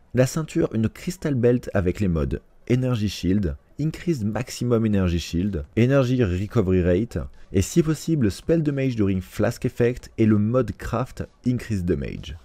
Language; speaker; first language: French; native; French